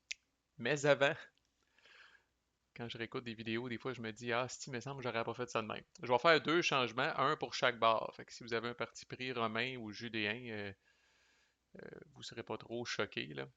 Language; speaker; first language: French; native; French